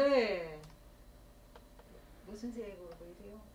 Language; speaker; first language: Korean; native; Korean